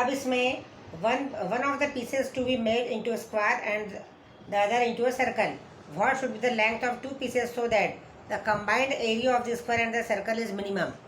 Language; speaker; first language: Hindi; native; Hindi